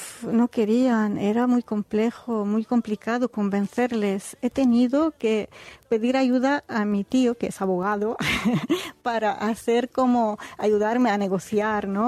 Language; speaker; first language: Spanish; non-native, fluent; Arabic